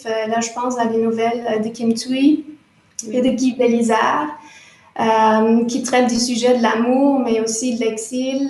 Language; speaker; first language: French; non-native, fluent; German